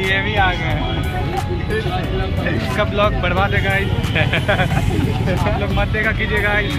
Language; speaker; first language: Hindi; native; Hindi